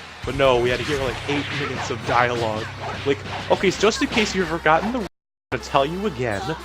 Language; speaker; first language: English; native; English